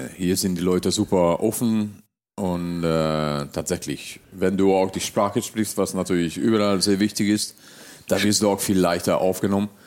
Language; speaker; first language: German; early bilingual, other home language; Hungarian